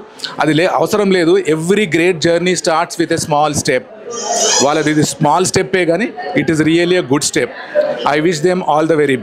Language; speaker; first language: Telugu; native; Telugu